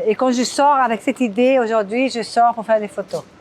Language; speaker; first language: French; non-native, fluent; Portuguese